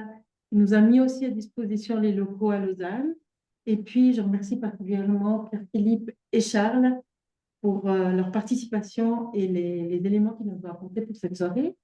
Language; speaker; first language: French; native; French